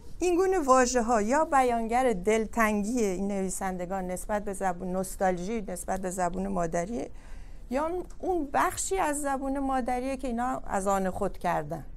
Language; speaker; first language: Persian; native; Persian